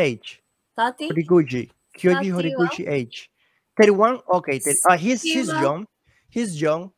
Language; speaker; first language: English; non-native, learner; Spanish